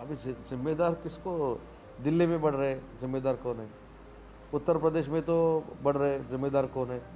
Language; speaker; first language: Hindi; non-native, local second language; Marathi